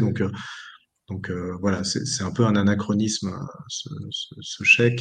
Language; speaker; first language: French; native; French